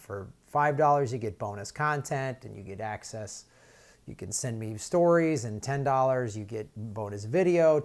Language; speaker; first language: English; native; English